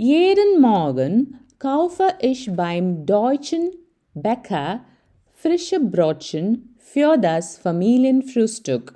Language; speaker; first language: German; non-native, fluent; Malayalam